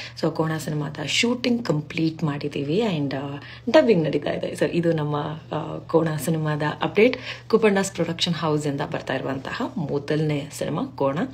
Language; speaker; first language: Kannada; non-native, local second language; Kodava